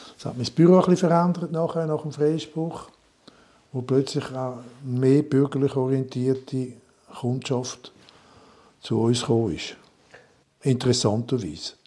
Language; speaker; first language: German; non-native, local second language; French